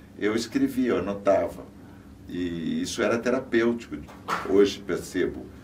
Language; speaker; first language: Portuguese; native; Portuguese